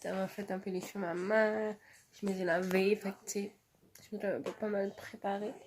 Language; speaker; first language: French; native; French